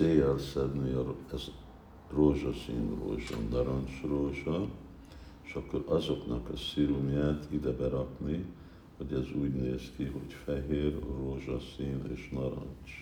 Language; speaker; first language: Hungarian; early bilingual, heritage; Hungarian